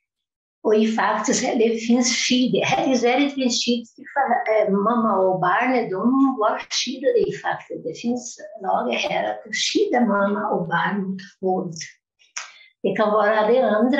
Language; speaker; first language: Swedish; non-native, fluent; Portuguese